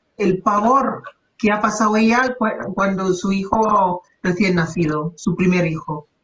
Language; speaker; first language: Spanish; non-native, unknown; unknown